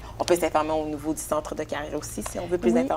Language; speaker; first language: French; native; French